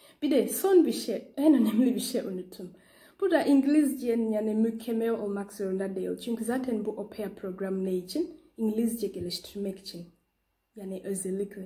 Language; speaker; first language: Turkish; non-native, learner; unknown